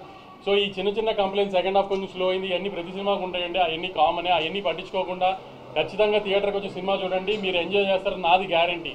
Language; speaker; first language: Telugu; native; Telugu